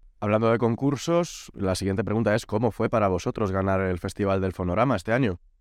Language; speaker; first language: Spanish; native; Spanish